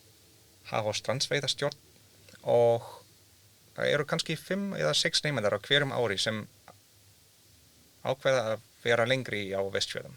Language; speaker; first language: Icelandic; non-native, learner; German